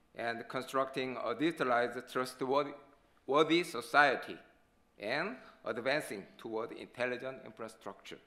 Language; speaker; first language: English; non-native, learner; Korean